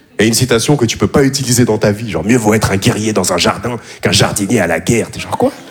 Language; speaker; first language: French; native; French